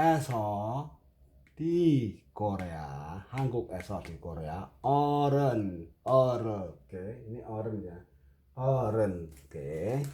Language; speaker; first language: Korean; non-native, fluent; Indonesian